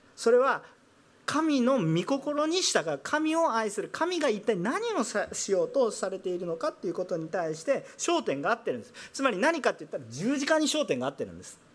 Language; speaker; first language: Japanese; non-native, fluent; Korean